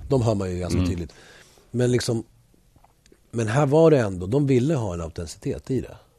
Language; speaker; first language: Swedish; early bilingual, other home language; Spanish